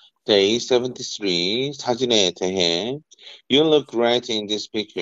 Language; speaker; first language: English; non-native, learner; Korean